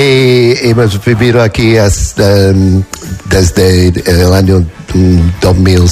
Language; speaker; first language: Spanish; non-native, fluent; English